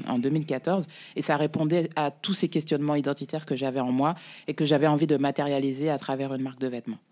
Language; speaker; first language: French; native; French